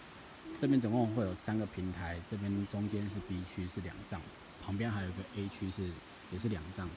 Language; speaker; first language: Chinese; native; Chinese